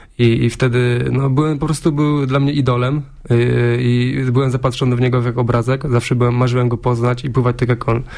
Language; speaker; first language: Polish; native; Polish